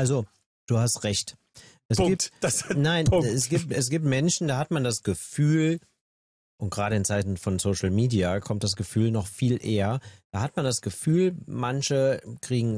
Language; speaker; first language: German; native; German